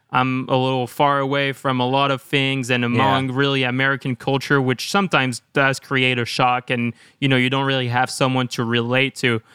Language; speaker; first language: English; non-native, fluent; French